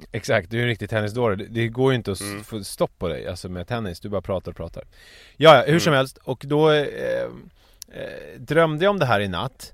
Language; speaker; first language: Swedish; native; Swedish